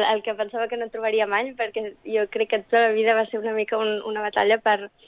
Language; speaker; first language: Catalan; early bilingual, other home language; English